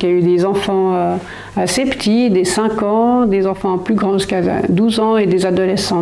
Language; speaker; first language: French; native; French